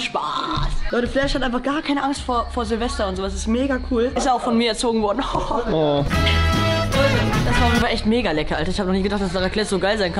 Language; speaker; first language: German; native; German